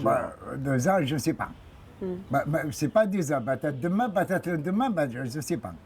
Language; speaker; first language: French; non-native, learner; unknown